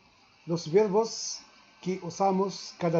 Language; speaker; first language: Spanish; non-native, learner; Arabic